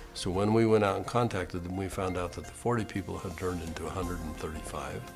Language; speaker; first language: English; native; English